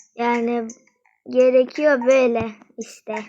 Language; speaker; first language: Turkish; non-native, fluent; Russian